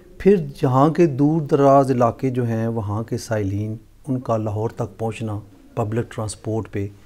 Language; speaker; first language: Urdu; non-native, local second language; Punjabi